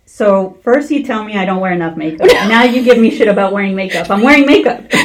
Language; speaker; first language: English; early bilingual, other home language; Spanish